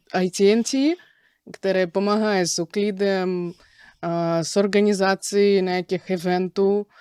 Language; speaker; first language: Czech; non-native, fluent; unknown